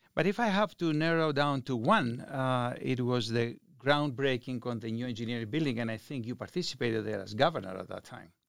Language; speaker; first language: English; non-native, fluent; Greek